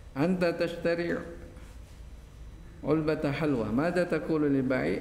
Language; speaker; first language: Arabic; non-native, fluent; Indonesian